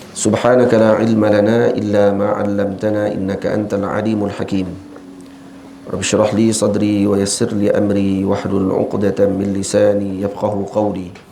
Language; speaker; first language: Malay; native; Malay